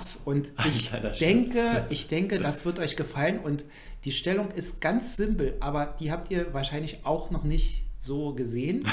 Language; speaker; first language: German; native; German